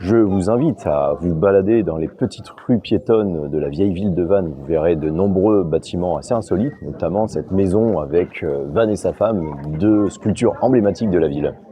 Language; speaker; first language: French; native; French